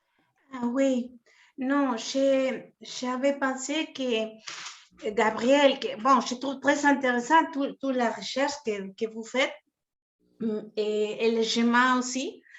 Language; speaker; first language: French; non-native, fluent; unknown